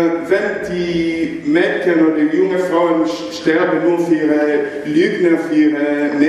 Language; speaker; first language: German; non-native, learner; Lingala